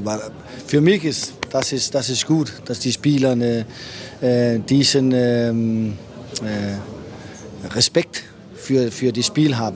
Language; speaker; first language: German; non-native, fluent; Danish